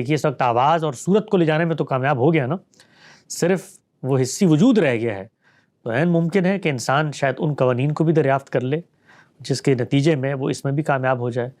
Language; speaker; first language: Urdu; native; Urdu